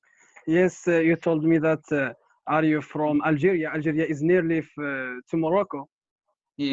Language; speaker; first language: English; non-native, learner; Arabic